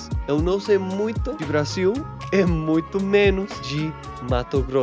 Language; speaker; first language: Portuguese; non-native, learner; English